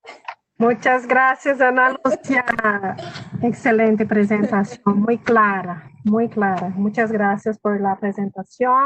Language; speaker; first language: Spanish; non-native, fluent; Portuguese